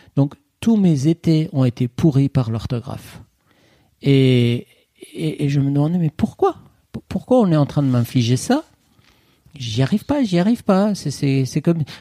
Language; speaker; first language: French; non-native, fluent; Persian